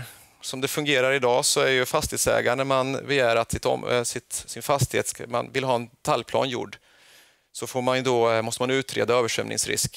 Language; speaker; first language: Swedish; native; Swedish